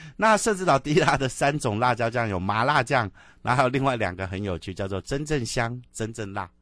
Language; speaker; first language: Chinese; native; Chinese